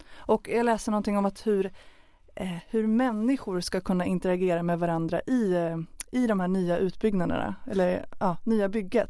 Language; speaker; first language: Swedish; native; Swedish